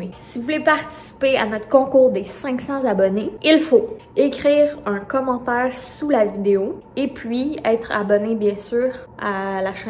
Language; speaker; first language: French; native; French